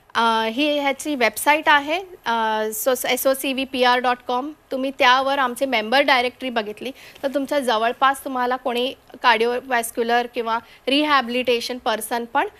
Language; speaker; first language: Marathi; non-native, local second language; Konkani